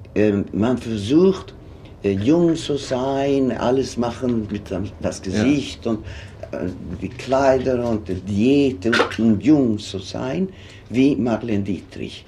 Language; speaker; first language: German; non-native, fluent; Swedish